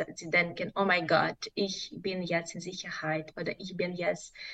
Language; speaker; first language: German; non-native, fluent; Russian